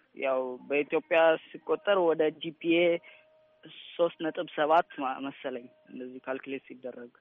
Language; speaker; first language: Amharic; early bilingual, heritage; Amharic